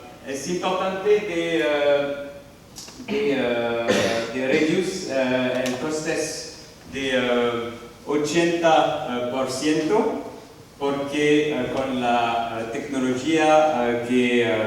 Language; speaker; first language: Spanish; non-native, learner; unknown